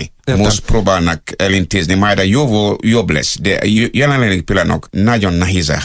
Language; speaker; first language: Hungarian; non-native, learner; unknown